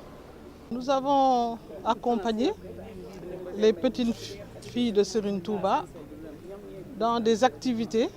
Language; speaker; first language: French; non-native, local second language; Wolof